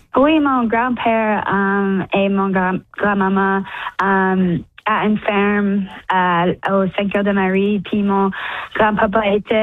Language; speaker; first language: French; early bilingual, heritage; English